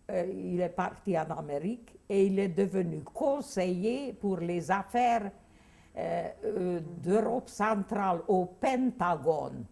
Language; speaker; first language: French; non-native, fluent; Hungarian